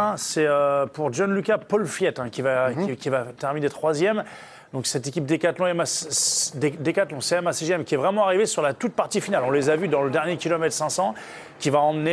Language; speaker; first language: French; native; French